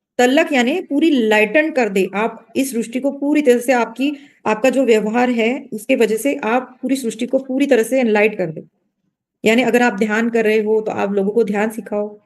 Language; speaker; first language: Hindi; non-native, local second language; Marathi